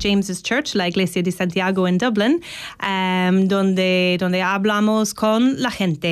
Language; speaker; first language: Spanish; non-native, fluent; English